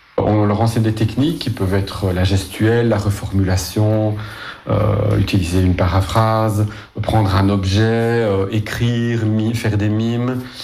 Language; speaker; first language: French; native; French